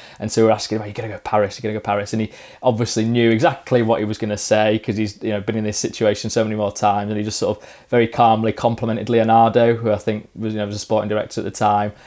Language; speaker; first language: English; native; English